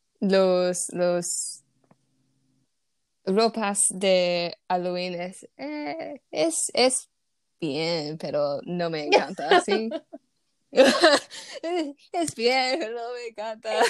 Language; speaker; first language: Spanish; non-native, learner; English